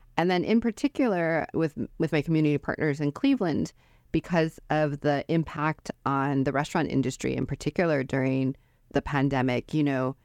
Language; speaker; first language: English; native; English